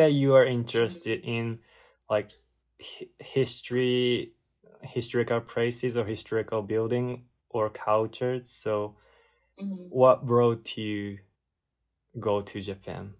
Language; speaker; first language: English; non-native, learner; Japanese